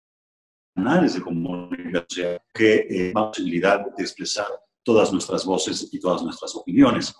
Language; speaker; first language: Spanish; native; Spanish